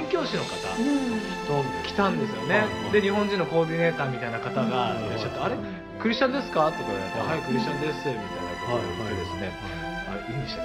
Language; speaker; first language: Japanese; native; Japanese